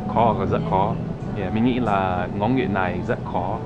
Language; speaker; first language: Vietnamese; non-native, learner; English